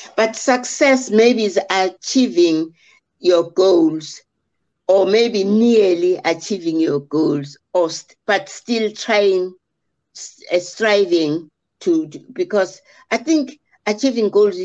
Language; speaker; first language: English; non-native, local second language; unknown